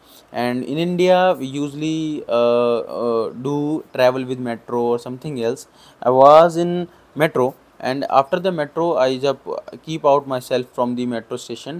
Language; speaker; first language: English; non-native, local second language; Hindi